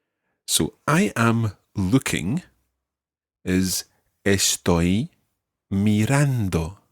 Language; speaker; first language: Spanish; non-native, fluent; English